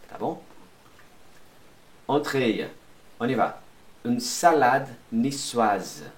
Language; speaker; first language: French; non-native, fluent; Portuguese